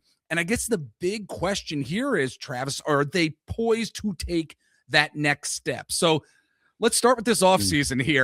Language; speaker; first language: English; native; English